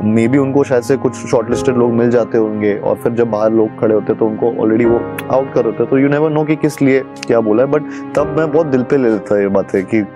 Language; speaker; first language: Hindi; native; Hindi